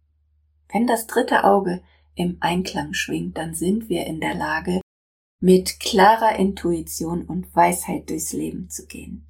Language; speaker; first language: German; native; German